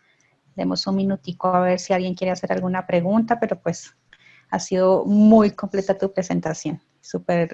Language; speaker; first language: Spanish; native; Spanish